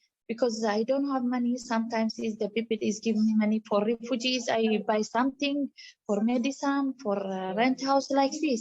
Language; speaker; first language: English; non-native, learner; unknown